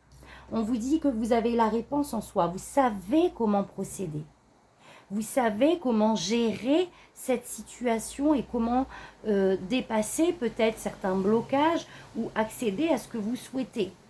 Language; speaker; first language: French; native; French